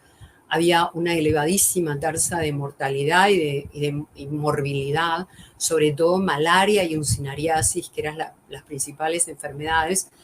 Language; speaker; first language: Spanish; native; Spanish